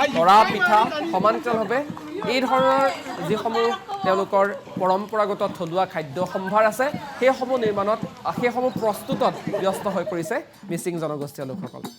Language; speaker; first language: Assamese; native; Assamese